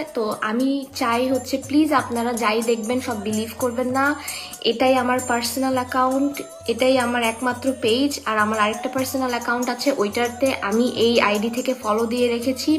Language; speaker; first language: Bangla; non-native, local second language; Kok Borok